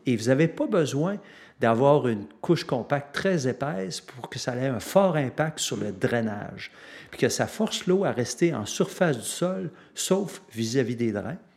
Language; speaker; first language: French; native; French